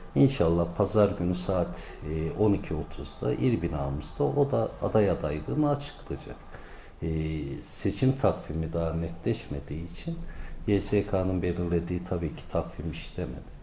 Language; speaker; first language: Turkish; native; Turkish